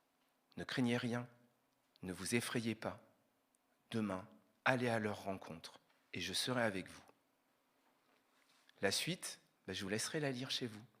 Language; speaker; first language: French; native; French